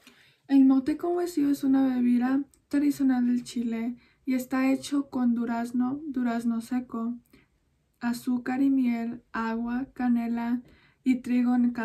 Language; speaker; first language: Spanish; early bilingual, heritage; Spanish